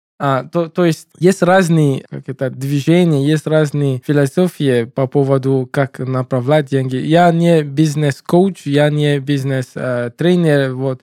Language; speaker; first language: Russian; non-native, fluent; English